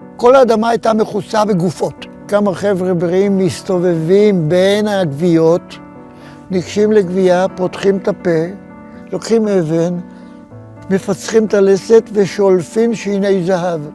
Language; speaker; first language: Hebrew; non-native, fluent; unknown